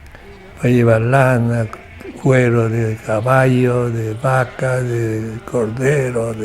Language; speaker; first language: Spanish; non-native, local second language; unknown